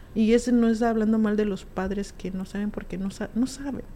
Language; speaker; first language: Spanish; early bilingual, heritage; Spanish